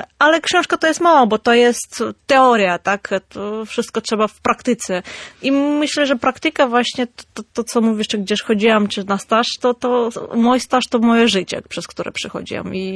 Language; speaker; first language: Polish; non-native, fluent; Armenian